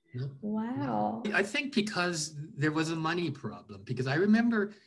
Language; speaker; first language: English; native; English